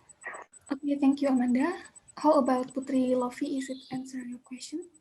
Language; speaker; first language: English; non-native, learner; Indonesian